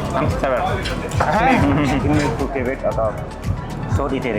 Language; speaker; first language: Mongolian; non-native, learner; Vietnamese